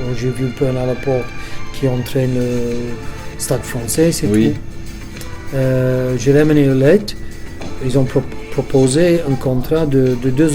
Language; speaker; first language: French; non-native, fluent; English